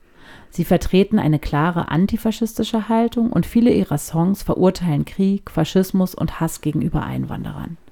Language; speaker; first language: German; native; German